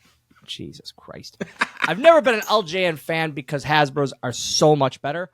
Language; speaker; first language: English; native; English